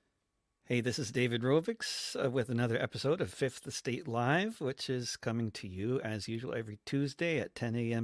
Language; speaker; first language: English; native; English